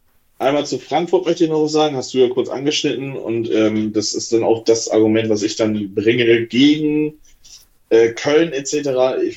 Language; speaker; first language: German; native; German